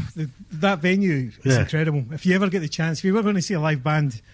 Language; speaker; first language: English; native; English